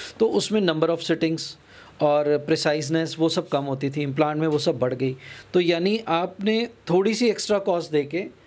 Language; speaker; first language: Hindi; non-native, local second language; Punjabi